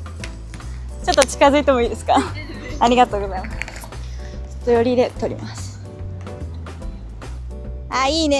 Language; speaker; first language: Japanese; native; Japanese